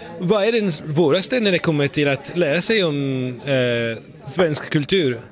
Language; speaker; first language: Swedish; non-native, fluent; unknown